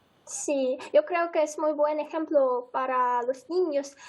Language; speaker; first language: Spanish; non-native, fluent; Ukrainian